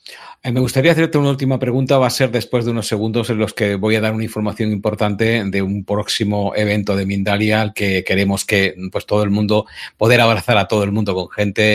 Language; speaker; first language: Spanish; native; Spanish